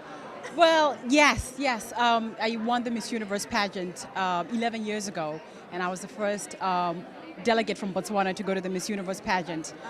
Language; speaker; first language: English; non-native, local second language; Tswana